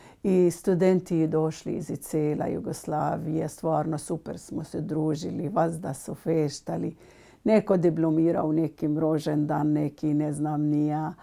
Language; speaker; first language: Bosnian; non-native, learner; Arabic